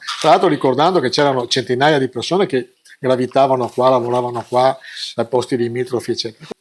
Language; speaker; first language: Italian; native; Italian